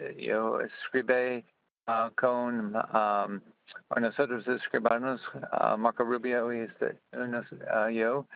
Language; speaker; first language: Spanish; non-native, learner; English